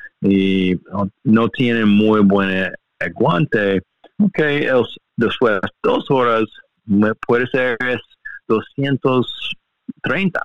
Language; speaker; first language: Spanish; non-native, learner; English